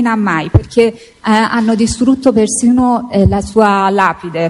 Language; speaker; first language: Italian; non-native, fluent; Persian